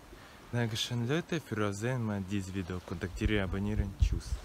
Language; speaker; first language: German; non-native, learner; Russian